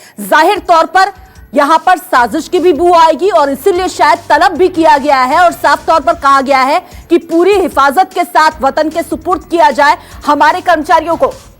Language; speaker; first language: Hindi; native; Hindi